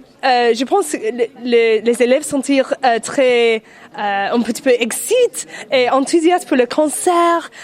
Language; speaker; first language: French; non-native, learner; English